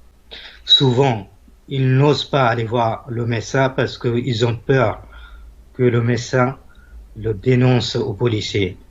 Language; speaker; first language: French; non-native, fluent; Bangla